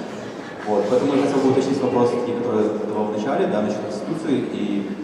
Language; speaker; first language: Russian; native; Russian